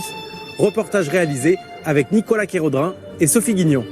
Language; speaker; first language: French; native; French